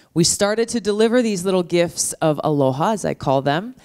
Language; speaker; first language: English; native; English